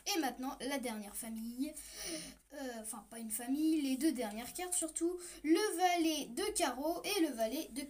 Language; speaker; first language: French; native; French